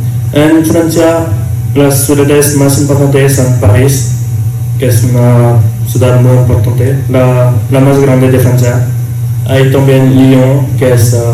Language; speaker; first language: Spanish; non-native, learner; French